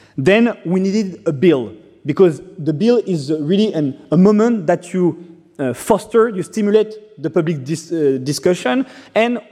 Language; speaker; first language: English; non-native, fluent; French